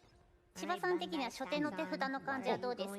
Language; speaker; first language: Japanese; native; Japanese